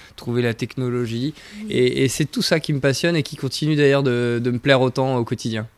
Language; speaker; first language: French; native; French